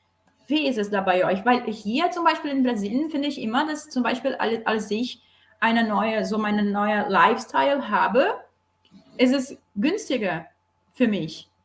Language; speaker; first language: German; non-native, fluent; Portuguese